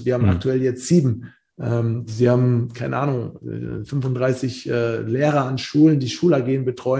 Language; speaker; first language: German; native; German